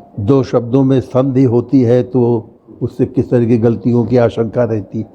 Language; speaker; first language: Hindi; native; Hindi